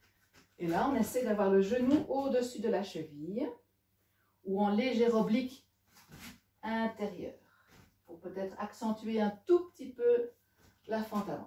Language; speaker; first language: French; native; French